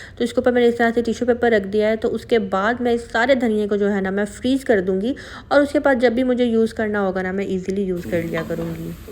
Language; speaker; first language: Urdu; native; Urdu